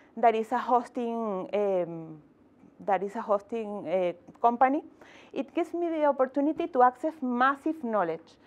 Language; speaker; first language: English; non-native, fluent; Spanish